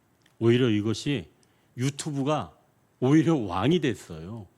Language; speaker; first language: Korean; native; Korean